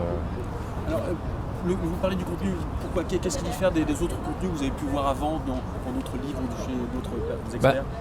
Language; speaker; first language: French; native; French